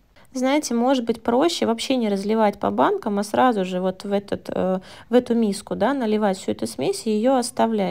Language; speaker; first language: Russian; native; Russian